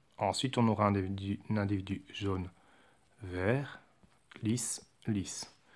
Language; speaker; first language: French; native; French